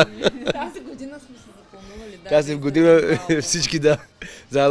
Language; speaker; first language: Bulgarian; non-native, learner; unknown